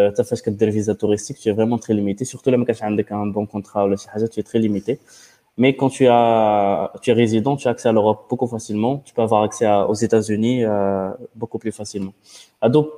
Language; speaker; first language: French; non-native, local second language; Arabic